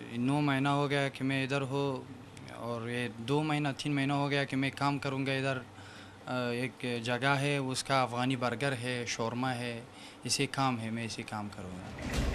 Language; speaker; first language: Hindi; non-native, learner; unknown